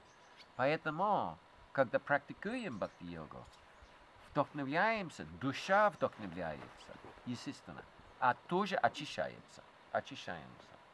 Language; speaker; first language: Russian; non-native, fluent; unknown